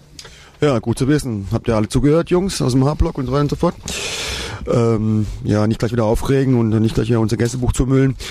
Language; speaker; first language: German; native; German